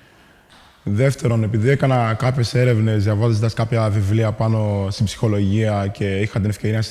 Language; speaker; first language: Greek; early bilingual, other home language; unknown